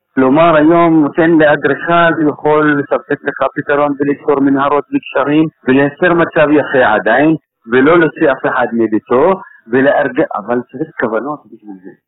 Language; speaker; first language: Hebrew; non-native, fluent; Arabic